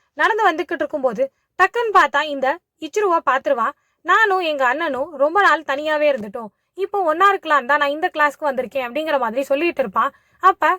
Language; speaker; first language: Tamil; native; Tamil